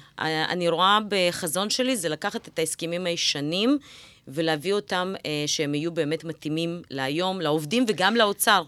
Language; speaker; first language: Hebrew; early bilingual, other home language; Russian